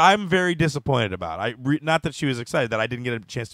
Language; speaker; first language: English; native; English